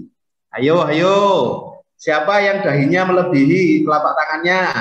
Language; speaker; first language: Indonesian; native; Indonesian